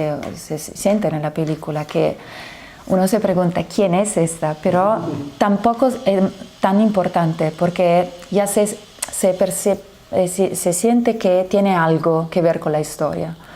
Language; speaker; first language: Spanish; non-native, fluent; Italian